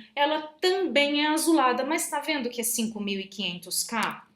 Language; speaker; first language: Portuguese; native; Portuguese